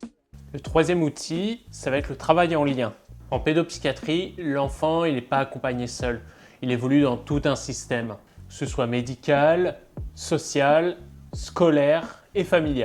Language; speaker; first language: French; native; French